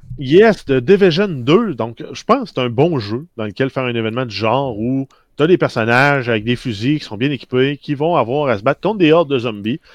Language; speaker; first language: French; native; French